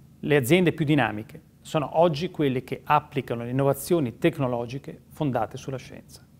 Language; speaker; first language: Italian; native; Italian